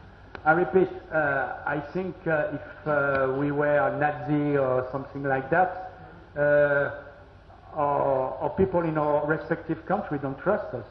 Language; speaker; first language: English; non-native, learner; French